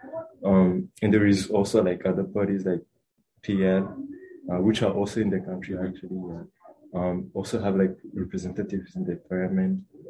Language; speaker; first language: English; non-native, local second language; Kinyarwanda